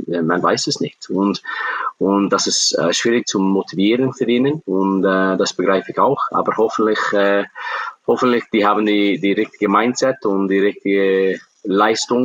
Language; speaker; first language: German; non-native, fluent; English